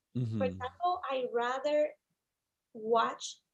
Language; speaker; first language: English; non-native, fluent; Spanish